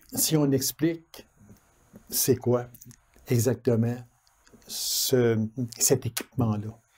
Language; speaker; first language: French; native; French